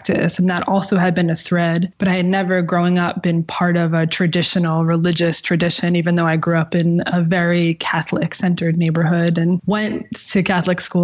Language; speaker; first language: English; native; English